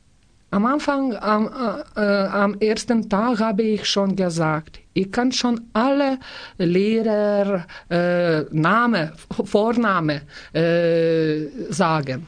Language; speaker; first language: German; non-native, learner; Lithuanian